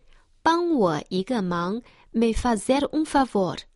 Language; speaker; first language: Portuguese; non-native, fluent; Chinese